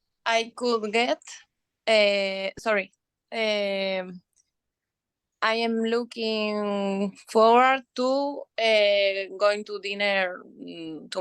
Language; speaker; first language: English; non-native, learner; Spanish